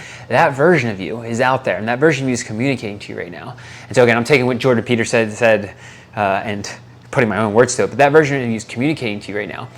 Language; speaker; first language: English; native; English